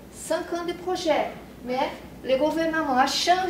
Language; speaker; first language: French; non-native, learner; Portuguese